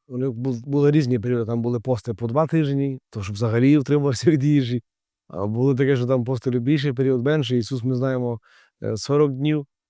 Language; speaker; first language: Ukrainian; native; Ukrainian